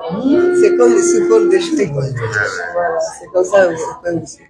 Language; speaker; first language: French; non-native, fluent; Russian